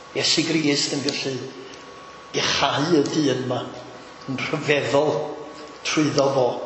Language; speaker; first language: Welsh; native; Welsh